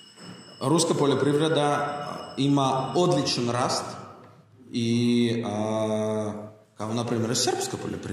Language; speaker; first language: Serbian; non-native, learner; Russian